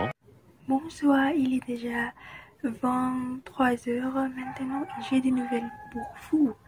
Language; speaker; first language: French; non-native, learner; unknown